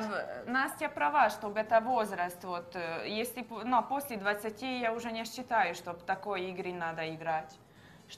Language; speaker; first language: Russian; non-native, learner; Hungarian